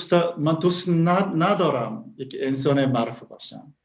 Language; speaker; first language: Persian; non-native, learner; Korean